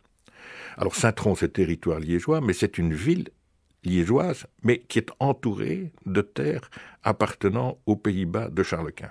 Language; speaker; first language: French; native; French